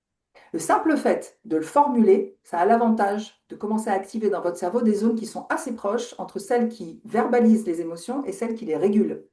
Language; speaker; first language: French; native; French